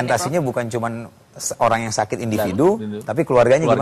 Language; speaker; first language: Indonesian; native; Indonesian